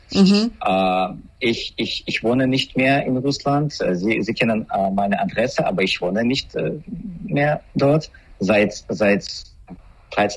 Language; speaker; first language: German; non-native, learner; Russian